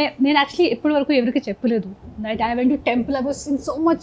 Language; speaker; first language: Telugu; non-native, fluent; Hindi